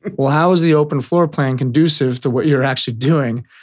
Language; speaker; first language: English; native; English